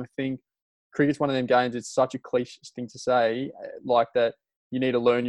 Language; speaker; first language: English; native; English